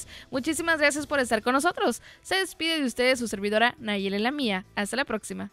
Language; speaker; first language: Spanish; native; Spanish